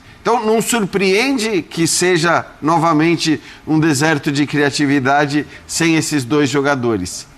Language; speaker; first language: Portuguese; native; Portuguese